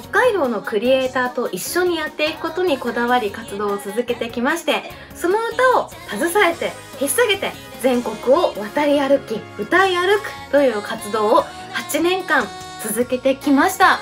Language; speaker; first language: Japanese; native; Japanese